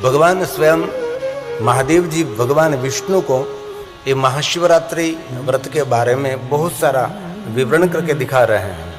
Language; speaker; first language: Hindi; non-native, local second language; Gujarati